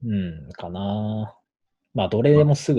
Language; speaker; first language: Japanese; native; Japanese